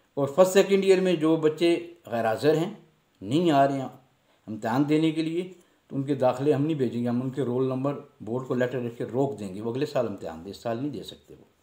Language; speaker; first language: Urdu; non-native, local second language; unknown